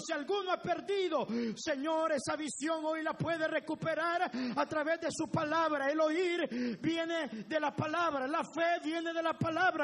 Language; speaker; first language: Spanish; native; Spanish